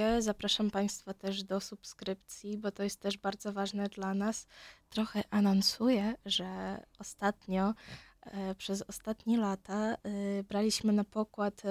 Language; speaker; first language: Polish; non-native, fluent; Ukrainian